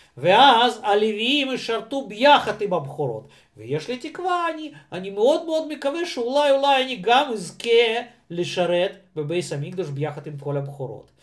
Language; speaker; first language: Hebrew; non-native, fluent; Russian